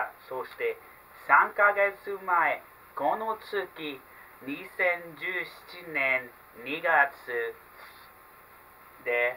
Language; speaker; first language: Japanese; non-native, learner; English